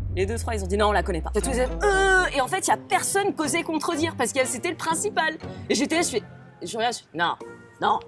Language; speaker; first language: French; native; French